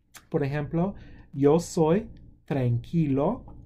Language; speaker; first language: Spanish; non-native, fluent; English